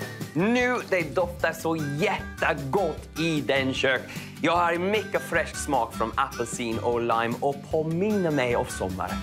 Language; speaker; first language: Swedish; non-native, learner; English